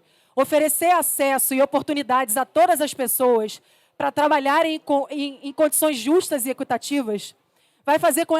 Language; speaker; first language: Portuguese; native; Portuguese